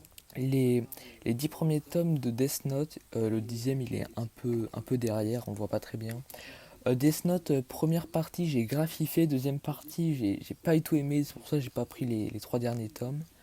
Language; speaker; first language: French; native; French